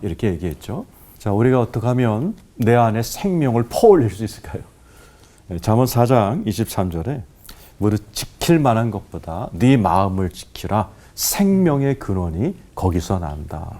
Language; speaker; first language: Korean; native; Korean